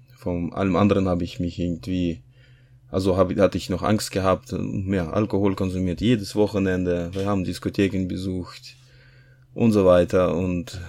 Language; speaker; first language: German; non-native, fluent; Russian